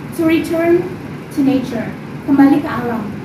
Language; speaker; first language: English; non-native, fluent; Indonesian